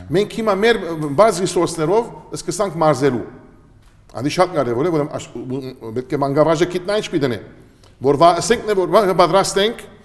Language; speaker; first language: Armenian; early bilingual, heritage; Armenian